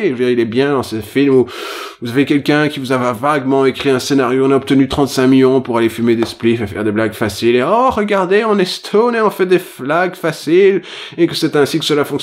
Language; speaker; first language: French; native; French